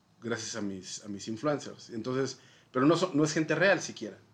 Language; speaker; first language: Spanish; native; Spanish